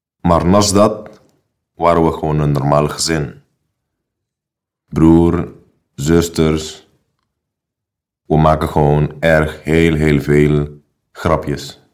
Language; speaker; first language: Dutch; non-native, local second language; Papiamento